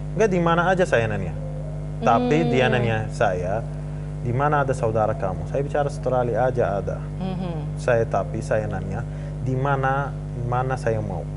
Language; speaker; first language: Indonesian; non-native, learner; Arabic